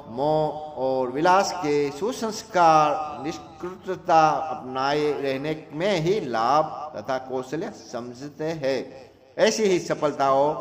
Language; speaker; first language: Hindi; non-native, local second language; Gujarati